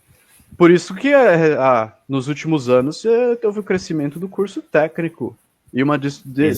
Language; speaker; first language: Portuguese; native; Portuguese